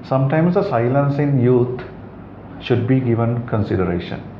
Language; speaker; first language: English; non-native, local second language; Sinhala